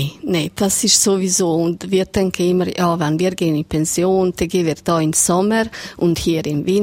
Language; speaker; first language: German; non-native, learner; Serbian